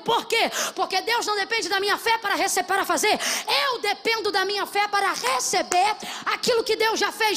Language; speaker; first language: Portuguese; native; Portuguese